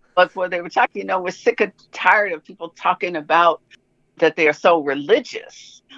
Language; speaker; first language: English; native; English